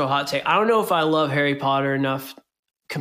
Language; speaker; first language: English; native; English